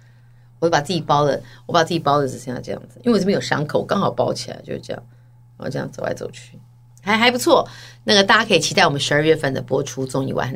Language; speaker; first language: Chinese; native; Chinese